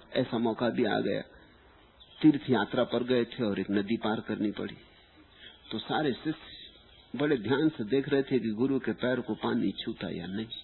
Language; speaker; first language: Hindi; native; Hindi